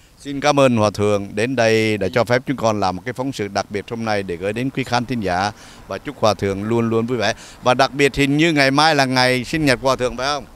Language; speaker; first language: Vietnamese; native; Vietnamese